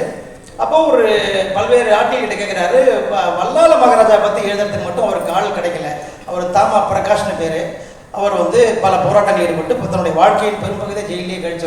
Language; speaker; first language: Tamil; native; Tamil